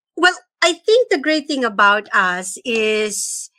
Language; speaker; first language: English; non-native, local second language; Filipino